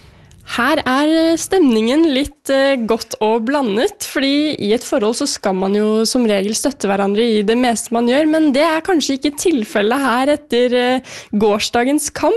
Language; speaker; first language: Norwegian; native; Norwegian